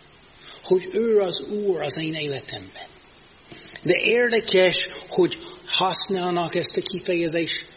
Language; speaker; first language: Hungarian; non-native, fluent; English